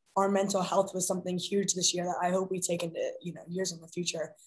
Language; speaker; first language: English; native; English